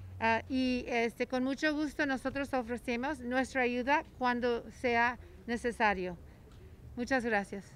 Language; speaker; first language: Spanish; early bilingual, heritage; Spanish